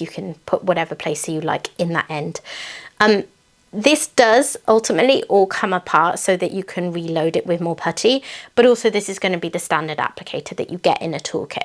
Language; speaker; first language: English; native; English